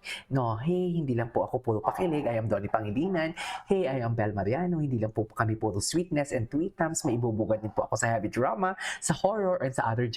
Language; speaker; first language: Filipino; native; Filipino